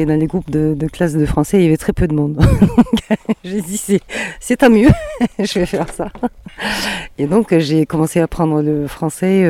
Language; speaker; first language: French; non-native, fluent; Mongolian